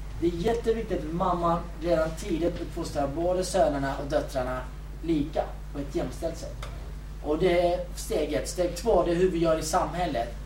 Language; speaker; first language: Swedish; early bilingual, other home language; Kurdish